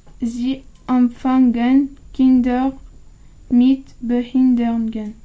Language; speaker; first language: German; non-native, learner; French